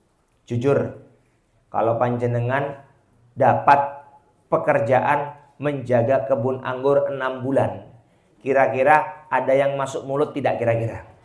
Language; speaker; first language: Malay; non-native, local second language; Javanese